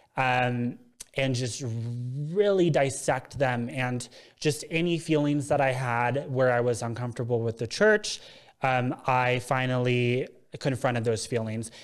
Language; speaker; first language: English; native; English